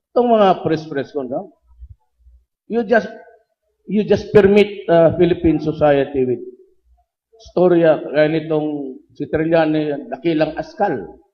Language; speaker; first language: Filipino; non-native, local second language; Cebuano